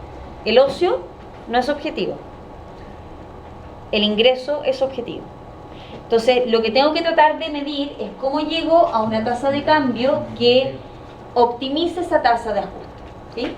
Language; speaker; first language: Spanish; native; Spanish